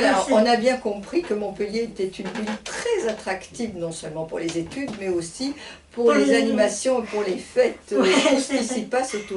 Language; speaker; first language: French; native; French